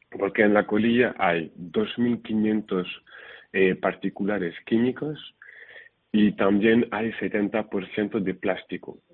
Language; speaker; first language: Spanish; non-native, fluent; French